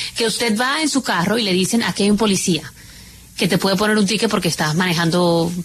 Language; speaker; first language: Spanish; native; Spanish